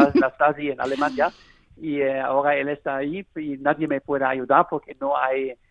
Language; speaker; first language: Spanish; non-native, fluent; German